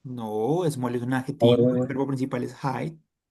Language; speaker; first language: Spanish; native; Spanish